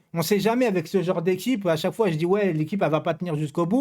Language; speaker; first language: French; native; French